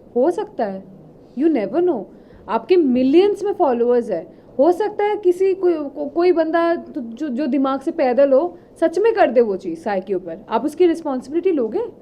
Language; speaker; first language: Hindi; non-native, local second language; Bangla